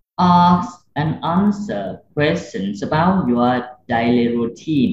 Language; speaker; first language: English; non-native, fluent; Vietnamese